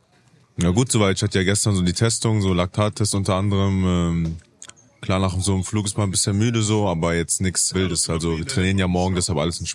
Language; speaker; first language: German; native; German